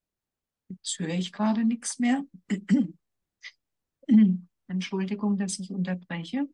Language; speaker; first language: German; native; German